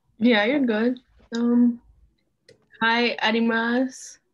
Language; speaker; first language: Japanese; non-native, learner; English